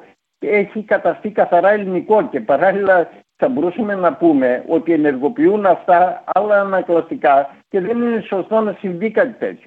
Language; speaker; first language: Greek; native; Greek